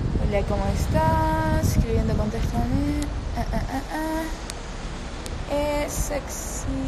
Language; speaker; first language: Spanish; native; Spanish